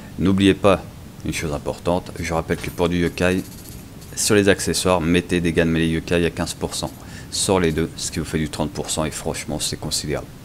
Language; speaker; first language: French; native; French